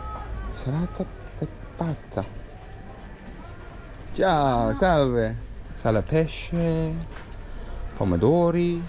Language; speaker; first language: Italian; non-native, learner; English